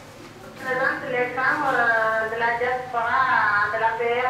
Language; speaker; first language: French; non-native, local second language; Wolof